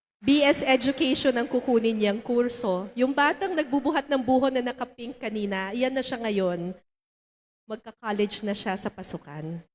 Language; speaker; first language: Filipino; native; Filipino